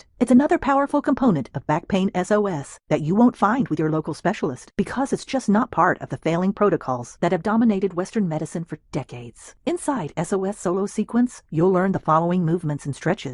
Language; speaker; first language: English; native; English